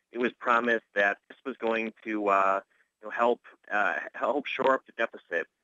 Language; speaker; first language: English; native; English